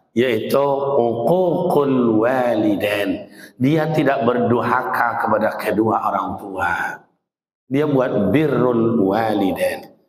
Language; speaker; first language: Malay; native; Malay